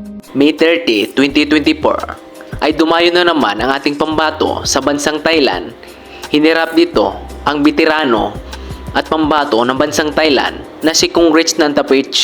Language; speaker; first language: Filipino; native; Filipino